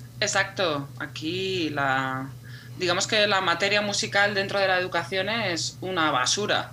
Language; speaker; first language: Spanish; native; Spanish